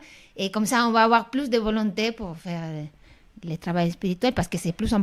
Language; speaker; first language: French; non-native, fluent; Spanish